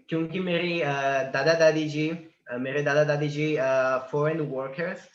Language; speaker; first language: Hindi; non-native, learner; Italian